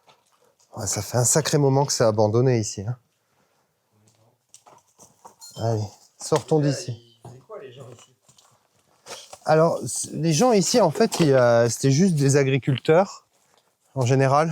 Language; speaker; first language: French; native; French